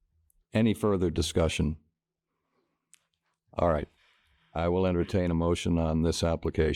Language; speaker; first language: English; native; English